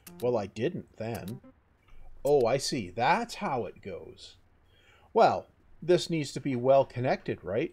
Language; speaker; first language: English; native; English